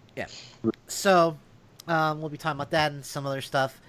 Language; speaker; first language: English; early bilingual, other home language; Italian